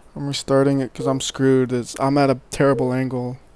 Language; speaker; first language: English; native; English